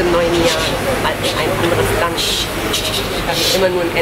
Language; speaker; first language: German; early bilingual, other home language; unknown